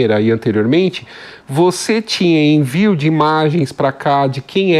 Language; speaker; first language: Portuguese; native; Portuguese